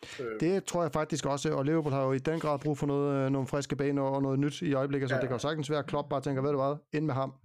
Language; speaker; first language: Danish; native; Danish